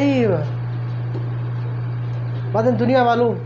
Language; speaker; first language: Arabic; non-native, learner; Hindi